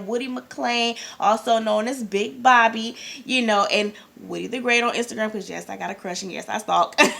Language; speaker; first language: English; native; English